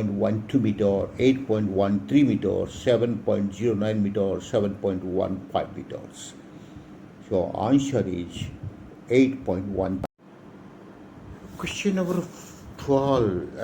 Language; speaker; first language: English; non-native, local second language; Odia